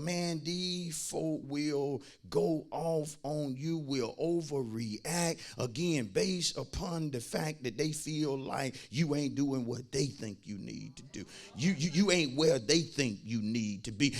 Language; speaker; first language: English; native; English